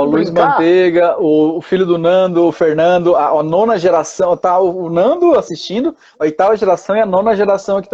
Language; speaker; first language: Portuguese; native; Portuguese